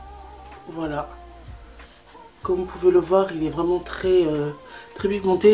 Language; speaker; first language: French; native; French